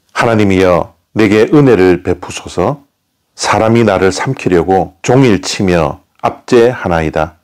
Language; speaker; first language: Korean; native; Korean